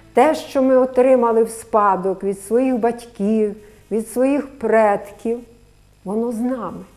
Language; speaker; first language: Ukrainian; native; Ukrainian